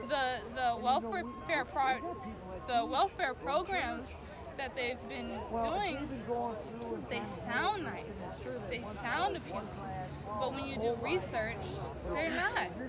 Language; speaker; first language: English; native; English